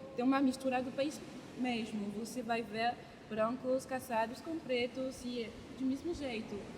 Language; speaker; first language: Portuguese; non-native, fluent; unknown